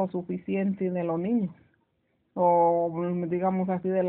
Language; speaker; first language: Spanish; native; Spanish